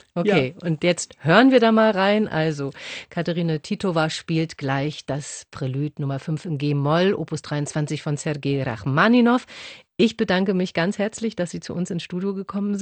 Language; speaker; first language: German; native; German